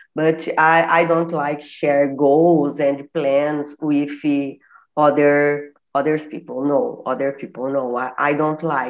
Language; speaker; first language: English; non-native, learner; Portuguese